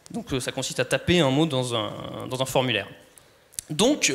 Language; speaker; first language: French; native; French